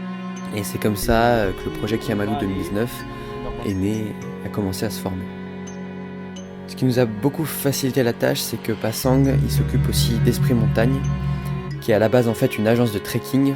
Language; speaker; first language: French; native; French